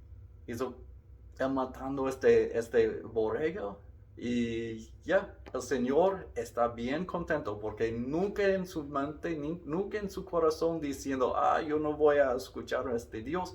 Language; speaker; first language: Spanish; non-native, learner; English